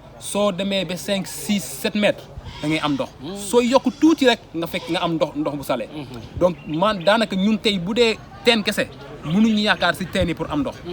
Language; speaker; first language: Wolof; non-native, local second language; Jola-Fonyi